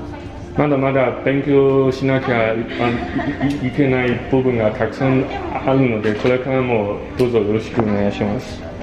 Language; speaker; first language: Japanese; non-native, learner; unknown